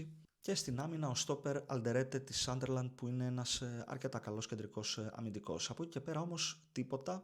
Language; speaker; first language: Greek; native; Greek